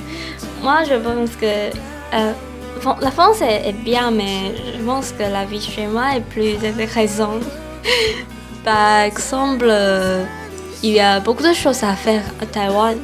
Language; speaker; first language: French; non-native, learner; Chinese